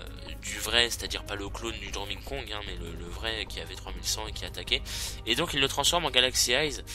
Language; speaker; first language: French; native; French